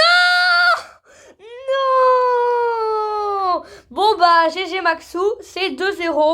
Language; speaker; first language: French; native; French